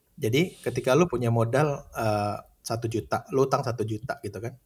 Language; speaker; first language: Indonesian; native; Indonesian